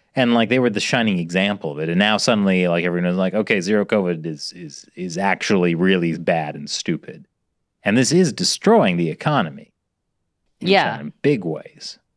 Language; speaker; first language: English; native; English